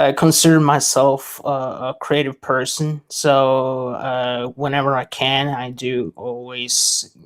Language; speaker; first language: English; non-native, fluent; Norwegian